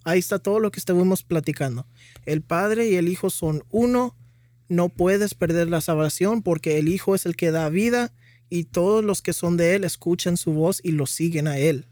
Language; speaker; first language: Spanish; early bilingual, heritage; Spanish